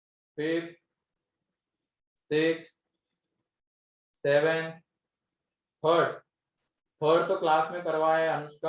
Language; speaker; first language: Hindi; native; Hindi